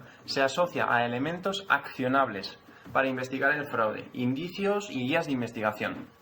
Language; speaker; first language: Spanish; native; Spanish